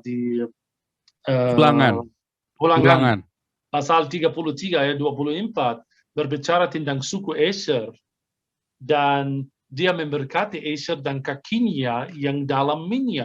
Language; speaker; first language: Indonesian; non-native, fluent; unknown